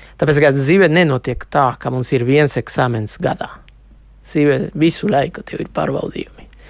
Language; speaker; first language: Latvian; non-native, local second language; Russian